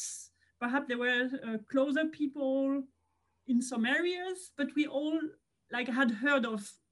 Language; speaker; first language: English; non-native, fluent; French